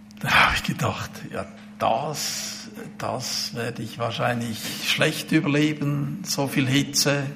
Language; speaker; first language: German; native; German